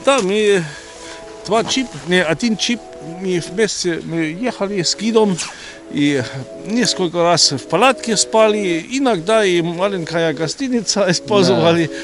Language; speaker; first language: Russian; non-native, learner; German